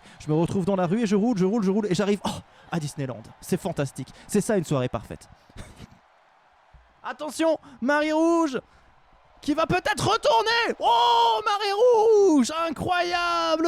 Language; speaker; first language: French; native; French